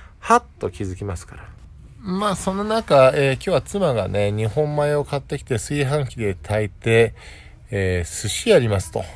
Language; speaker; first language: Japanese; native; Japanese